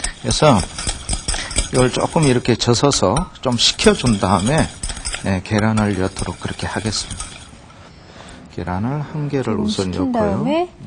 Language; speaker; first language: Korean; native; Korean